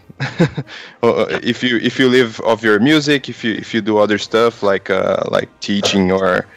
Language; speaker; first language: English; non-native, fluent; Portuguese